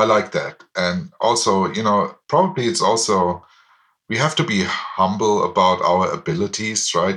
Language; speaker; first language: English; non-native, fluent; German